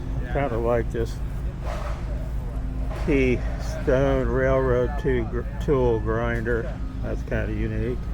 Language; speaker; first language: English; native; English